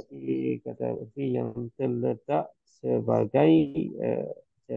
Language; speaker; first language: Indonesian; non-native, learner; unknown